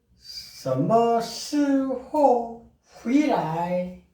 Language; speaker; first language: Chinese; non-native, learner; Korean